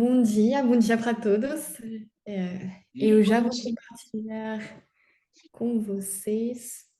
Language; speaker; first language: Portuguese; non-native, fluent; French